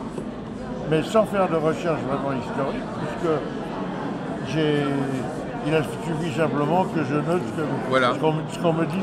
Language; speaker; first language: French; early bilingual, other home language; Yiddish